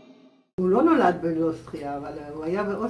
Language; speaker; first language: Hebrew; non-native, fluent; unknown